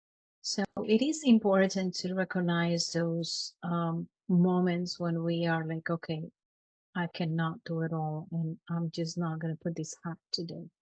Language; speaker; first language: English; non-native, fluent; Spanish